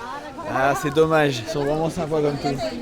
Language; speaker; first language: French; native; French